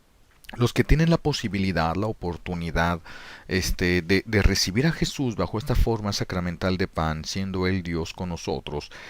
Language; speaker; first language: Spanish; native; Spanish